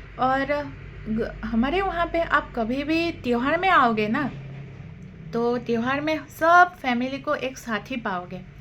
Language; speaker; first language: Hindi; non-native, local second language; Assamese